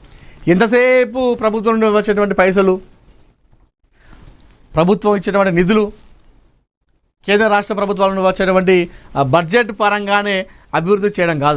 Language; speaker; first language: Telugu; native; Telugu